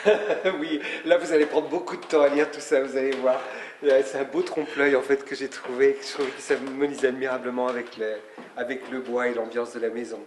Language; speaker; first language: French; native; French